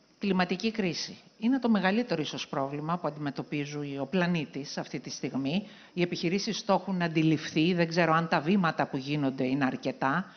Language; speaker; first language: Greek; native; Greek